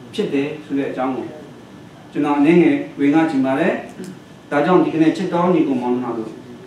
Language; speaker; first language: Burmese; non-native, local second language; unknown